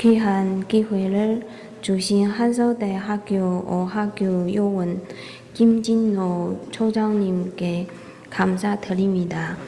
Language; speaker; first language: Korean; non-native, fluent; Chinese